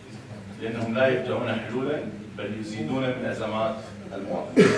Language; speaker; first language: Arabic; native; Arabic